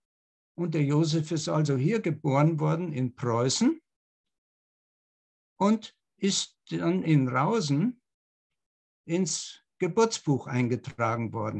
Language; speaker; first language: German; native; German